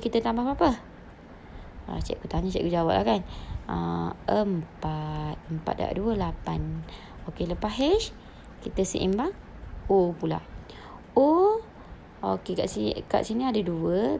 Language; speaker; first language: Malay; native; Malay